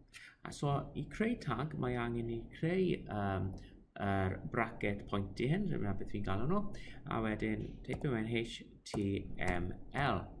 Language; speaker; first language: Welsh; non-native, local second language; English